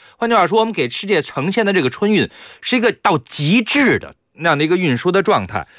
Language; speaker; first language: Chinese; native; Chinese